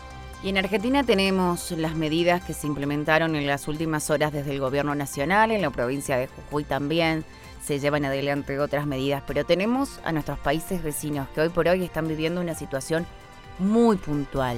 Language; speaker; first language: Spanish; native; Spanish